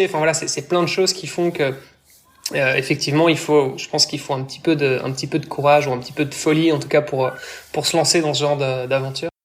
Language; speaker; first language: French; native; French